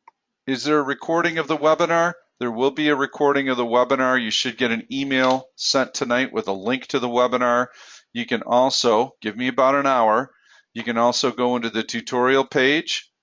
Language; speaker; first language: English; native; English